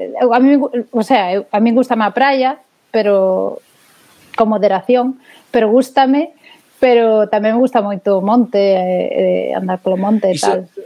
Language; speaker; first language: Galician; native; Galician